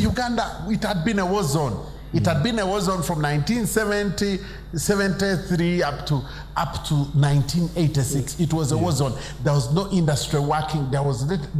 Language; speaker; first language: English; non-native, local second language; Ganda